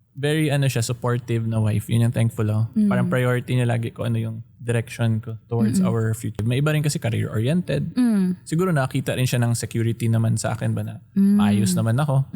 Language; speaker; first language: Filipino; non-native, local second language; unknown